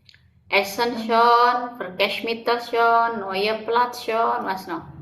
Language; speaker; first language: German; non-native, fluent; Indonesian